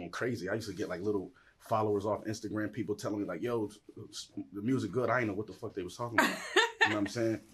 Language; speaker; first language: English; native; English